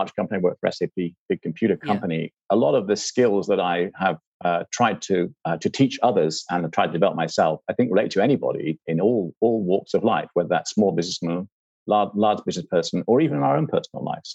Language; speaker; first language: English; native; English